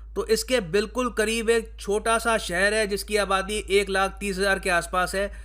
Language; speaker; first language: Hindi; native; Hindi